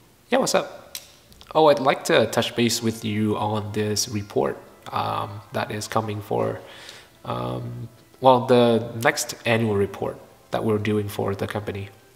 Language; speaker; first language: English; non-native, fluent; Vietnamese